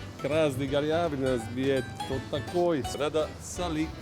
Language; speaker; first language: Russian; non-native, learner; Italian